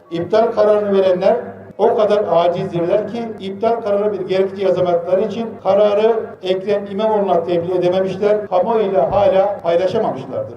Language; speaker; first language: Turkish; native; Turkish